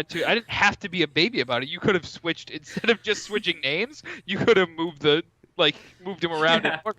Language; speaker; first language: English; native; English